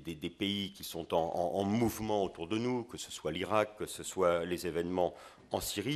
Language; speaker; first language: French; native; French